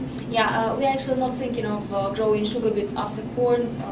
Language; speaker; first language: English; non-native, fluent; Russian